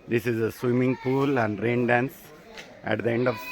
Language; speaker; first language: English; non-native, local second language; Telugu